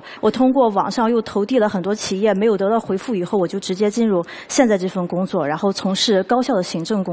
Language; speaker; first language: Chinese; native; Chinese